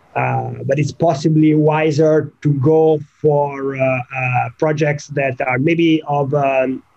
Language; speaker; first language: English; non-native, fluent; Italian